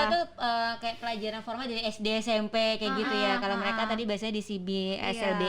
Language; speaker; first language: Indonesian; native; Indonesian